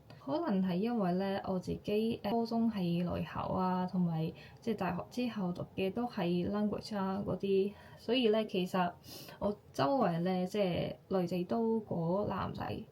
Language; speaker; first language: Cantonese; non-native, fluent; Japanese